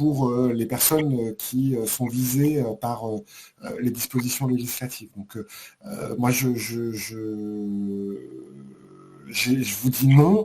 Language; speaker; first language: French; native; French